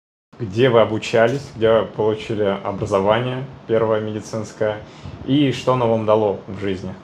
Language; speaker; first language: Russian; native; Russian